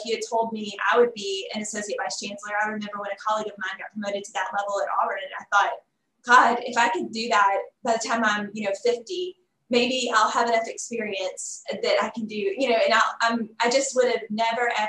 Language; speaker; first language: English; native; English